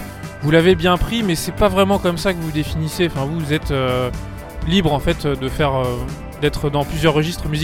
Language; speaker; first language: French; native; French